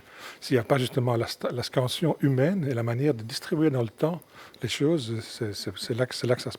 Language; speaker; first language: French; native; French